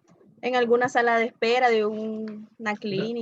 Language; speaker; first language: Spanish; native; Spanish